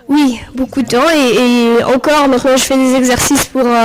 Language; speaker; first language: French; non-native, fluent; Arabic